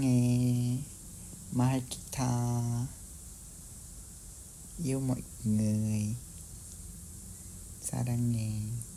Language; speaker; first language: Korean; non-native, fluent; Vietnamese